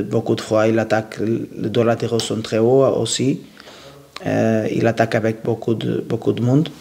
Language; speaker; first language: French; non-native, learner; Portuguese